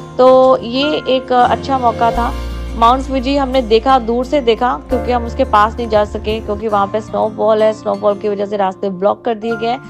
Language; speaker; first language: Hindi; native; Hindi